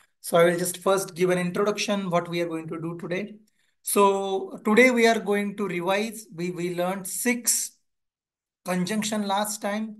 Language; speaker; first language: English; non-native, local second language; Hindi